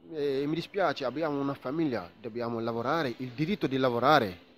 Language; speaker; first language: Italian; non-native, fluent; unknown